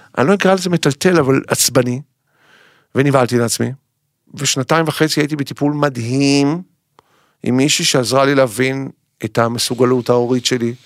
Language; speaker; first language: Hebrew; native; Hebrew